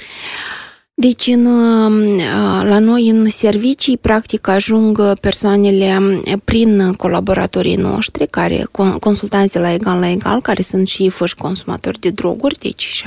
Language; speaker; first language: Romanian; native; Romanian